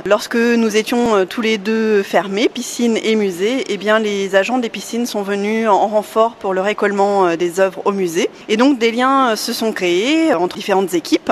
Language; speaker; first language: French; native; French